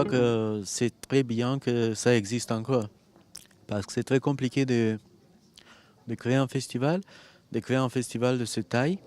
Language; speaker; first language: French; non-native, fluent; Romanian